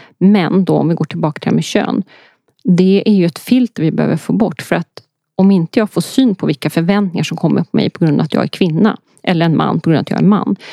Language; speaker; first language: Swedish; early bilingual, other home language; Polish